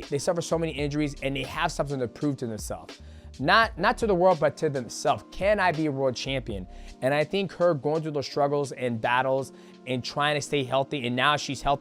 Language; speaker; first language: English; native; English